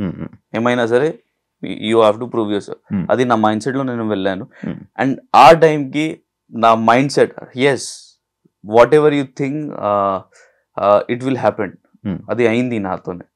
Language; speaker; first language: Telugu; non-native, fluent; Urdu